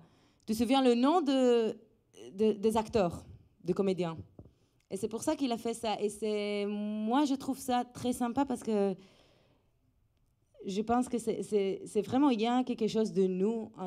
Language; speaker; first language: French; non-native, fluent; Hebrew